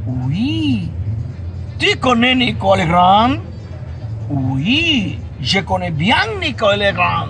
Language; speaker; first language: French; non-native, fluent; Spanish